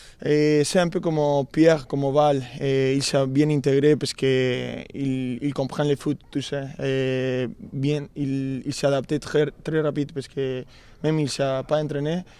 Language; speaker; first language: French; non-native, fluent; Spanish